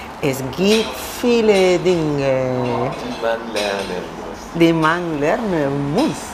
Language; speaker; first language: German; non-native, learner; Spanish